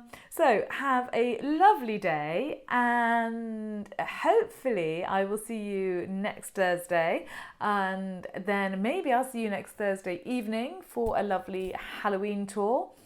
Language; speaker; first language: English; native; English